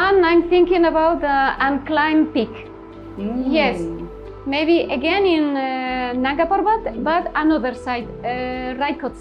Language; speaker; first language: English; non-native, learner; Spanish